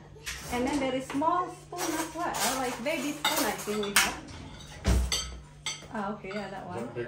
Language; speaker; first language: English; non-native, fluent; Indonesian